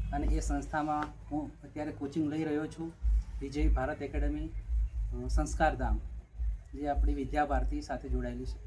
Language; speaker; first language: Gujarati; native; Gujarati